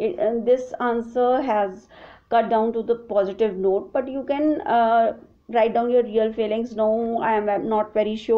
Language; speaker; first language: English; non-native, local second language; Hindi